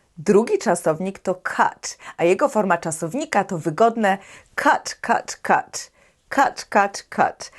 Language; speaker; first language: Polish; native; Polish